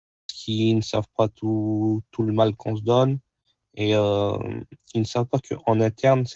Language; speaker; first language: French; native; French